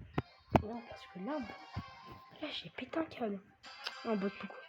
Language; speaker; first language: French; native; French